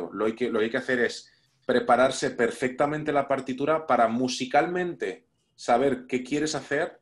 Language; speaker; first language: Spanish; native; Spanish